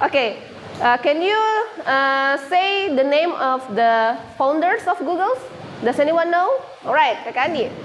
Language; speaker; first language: English; non-native, fluent; Indonesian